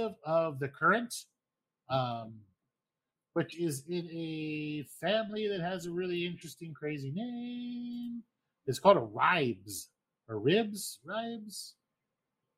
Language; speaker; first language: English; native; English